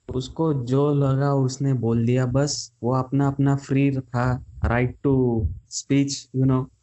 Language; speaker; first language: Hindi; non-native, local second language; Marathi